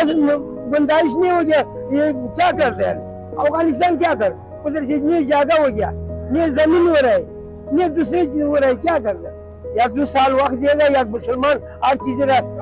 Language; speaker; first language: Hindi; non-native, local second language; Pashto